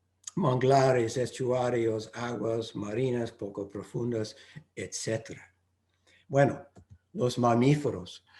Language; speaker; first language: Spanish; non-native, fluent; English